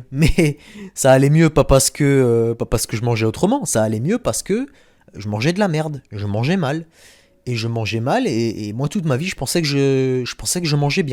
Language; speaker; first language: French; native; French